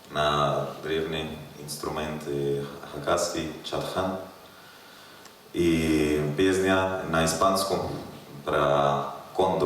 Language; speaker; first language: Russian; non-native, learner; Spanish